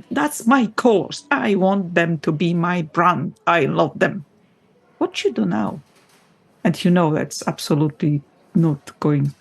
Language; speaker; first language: English; non-native, fluent; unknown